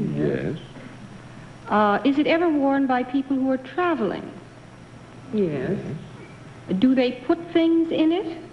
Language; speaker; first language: English; native; English